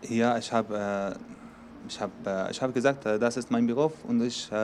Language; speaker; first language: German; non-native, learner; Arabic